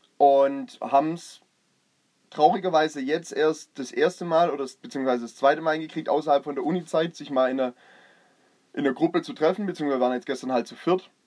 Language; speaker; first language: German; native; German